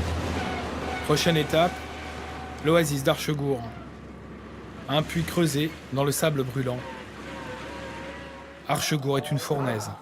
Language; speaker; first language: French; native; French